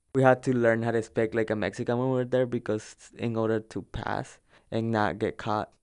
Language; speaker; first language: English; early bilingual, other home language; Spanish